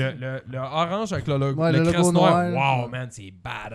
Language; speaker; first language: French; native; French